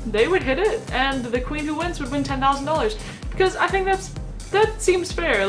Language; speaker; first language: English; native; English